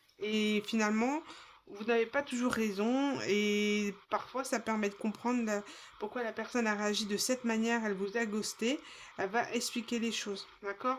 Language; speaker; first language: French; native; French